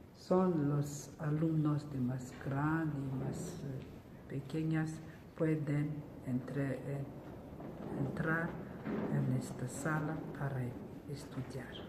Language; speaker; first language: Spanish; non-native, learner; Malagasy